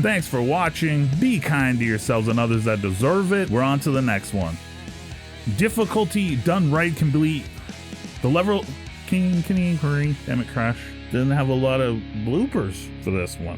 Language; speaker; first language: English; native; English